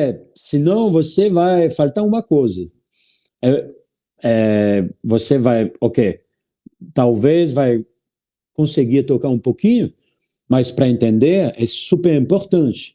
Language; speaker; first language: Portuguese; non-native, learner; French